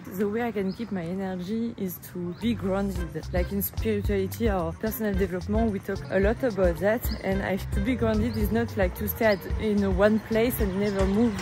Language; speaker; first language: English; non-native, fluent; French